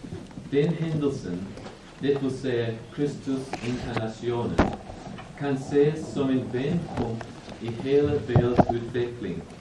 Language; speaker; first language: Swedish; non-native, fluent; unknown